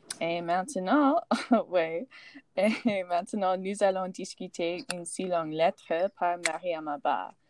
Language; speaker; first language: French; non-native, learner; English